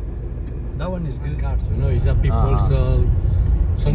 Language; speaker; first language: English; non-native, fluent; Spanish